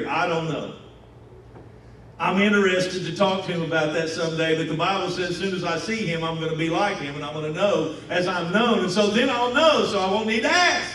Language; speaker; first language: English; native; English